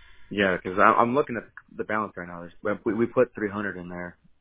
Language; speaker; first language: English; early bilingual, other home language; Spanish